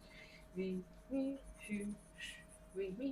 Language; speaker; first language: French; non-native, learner; Chinese